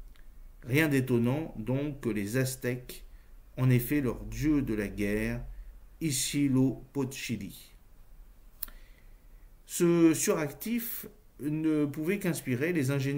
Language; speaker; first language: French; native; French